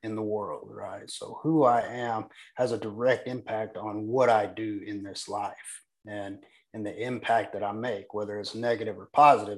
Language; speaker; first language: English; native; English